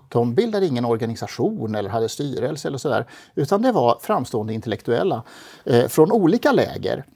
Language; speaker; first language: Swedish; native; Swedish